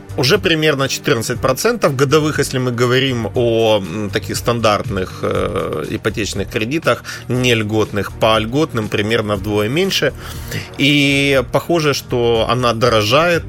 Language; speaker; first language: Russian; native; Russian